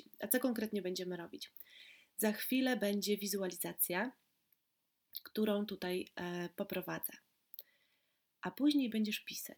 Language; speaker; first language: Polish; native; Polish